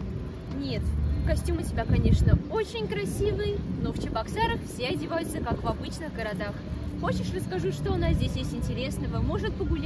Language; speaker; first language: Russian; native; Russian